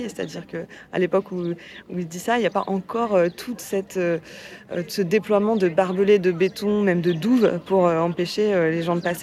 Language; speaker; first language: French; native; French